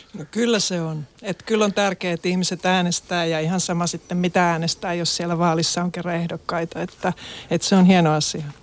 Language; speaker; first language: Finnish; native; Finnish